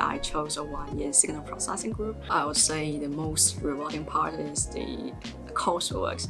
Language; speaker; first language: English; non-native, fluent; Chinese